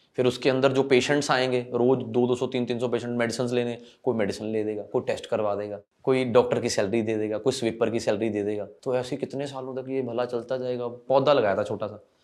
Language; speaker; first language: Hindi; non-native, local second language; Punjabi